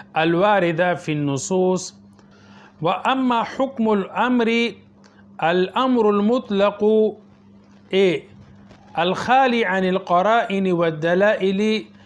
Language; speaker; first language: Arabic; non-native, fluent; Urdu